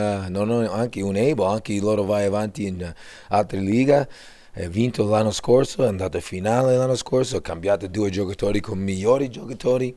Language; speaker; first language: Italian; non-native, learner; English